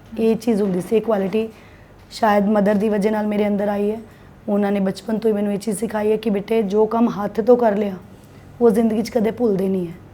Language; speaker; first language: Punjabi; non-native, local second language; Hindi